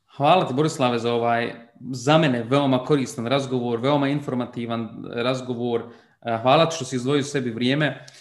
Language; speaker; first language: Croatian; early bilingual, heritage; Bosnian